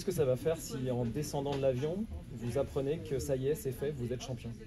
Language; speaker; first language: French; native; French